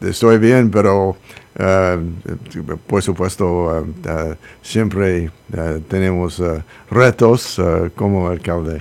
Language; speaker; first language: Spanish; non-native, learner; English